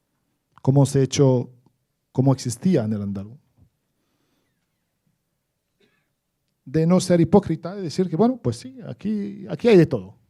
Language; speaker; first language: Spanish; non-native, fluent; Arabic